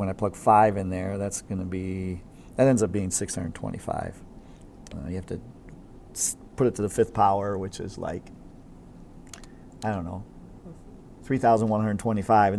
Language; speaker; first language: English; native; English